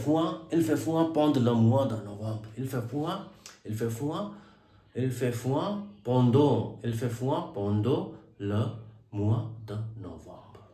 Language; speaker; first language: French; non-native, learner; Hindi